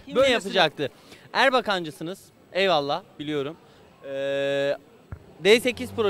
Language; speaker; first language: Turkish; native; Turkish